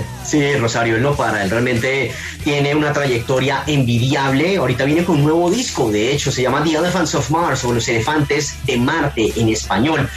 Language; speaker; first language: Spanish; native; Spanish